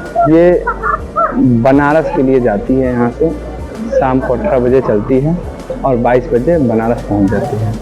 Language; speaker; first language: Hindi; native; Hindi